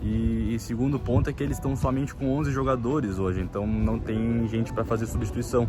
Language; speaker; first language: Portuguese; native; Portuguese